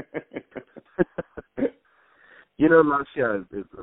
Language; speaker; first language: English; native; English